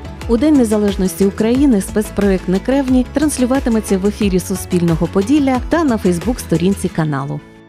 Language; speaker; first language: Ukrainian; native; Ukrainian